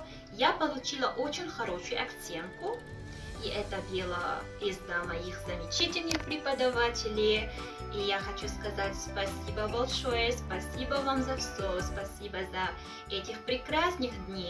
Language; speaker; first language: Russian; non-native, learner; Arabic